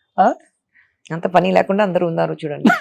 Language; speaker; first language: Telugu; non-native, local second language; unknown